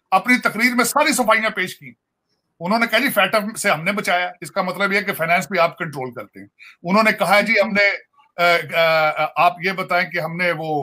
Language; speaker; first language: Hindi; native; Hindi